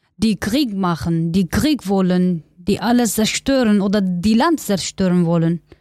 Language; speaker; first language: German; non-native, learner; Kurdish